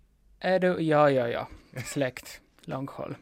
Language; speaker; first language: Swedish; non-native, fluent; Polish